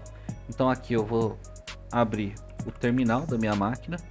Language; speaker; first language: Portuguese; native; Portuguese